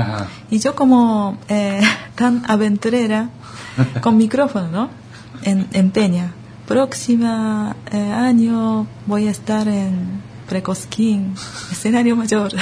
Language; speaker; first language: Spanish; non-native, learner; Japanese